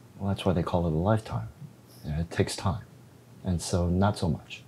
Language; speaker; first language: English; non-native, fluent; Korean